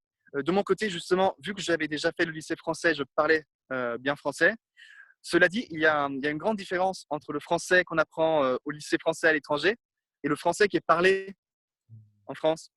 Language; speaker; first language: French; non-native, fluent; Italian